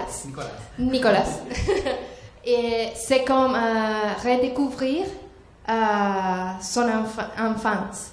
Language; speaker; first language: French; non-native, learner; Spanish